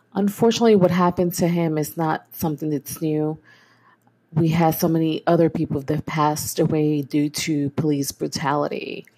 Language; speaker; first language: English; native; English